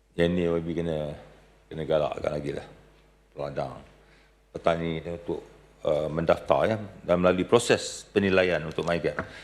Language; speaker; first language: Malay; native; Malay